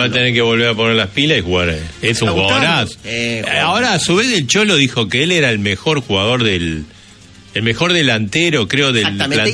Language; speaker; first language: Spanish; native; Spanish